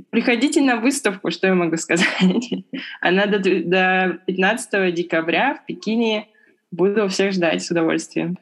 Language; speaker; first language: Russian; native; Russian